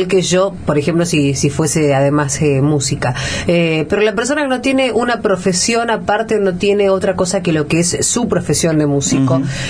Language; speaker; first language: Spanish; native; Spanish